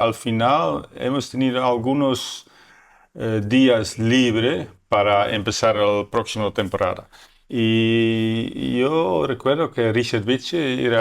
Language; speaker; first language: Spanish; non-native, learner; Dutch